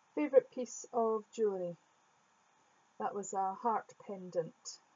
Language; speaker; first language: English; native; English